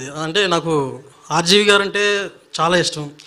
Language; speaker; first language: Telugu; native; Telugu